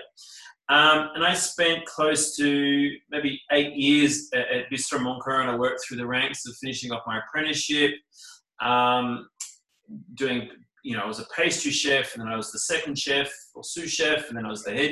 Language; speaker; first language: English; native; English